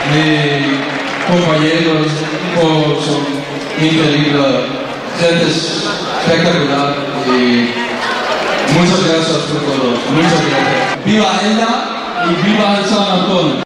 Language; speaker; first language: Spanish; non-native, learner; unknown